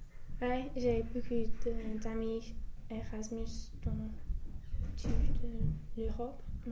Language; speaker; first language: French; non-native, learner; English